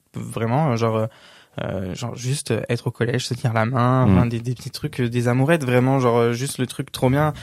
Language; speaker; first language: French; native; French